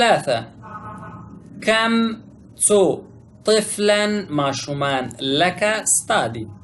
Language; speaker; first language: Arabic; non-native, fluent; Pashto